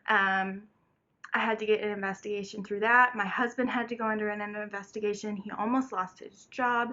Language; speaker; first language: English; native; English